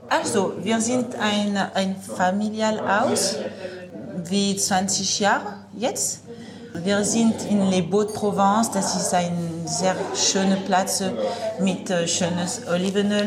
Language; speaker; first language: German; non-native, learner; French